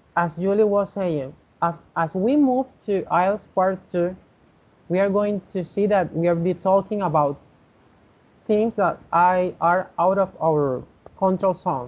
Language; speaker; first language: English; non-native, fluent; Spanish